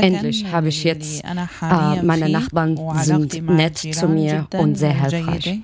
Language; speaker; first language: German; non-native, learner; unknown